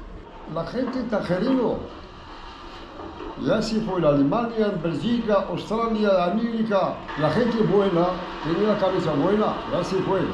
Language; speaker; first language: Spanish; non-native, learner; Arabic